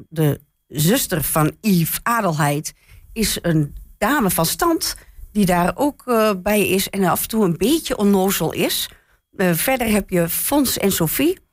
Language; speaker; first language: Dutch; native; Dutch